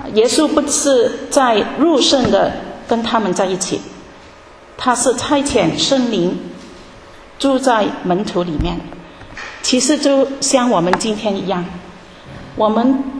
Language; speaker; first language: Chinese; non-native, local second language; Cantonese